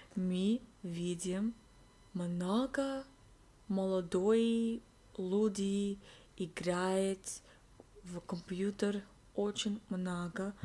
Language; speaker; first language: Russian; non-native, learner; English